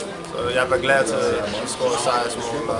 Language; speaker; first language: Danish; non-native, learner; English